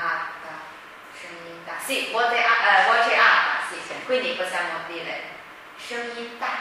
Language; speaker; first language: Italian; non-native, learner; Chinese